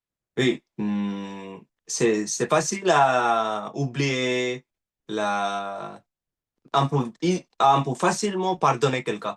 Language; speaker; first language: French; non-native, learner; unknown